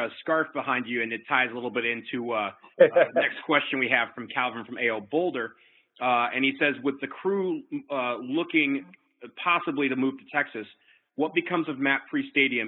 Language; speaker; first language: English; native; English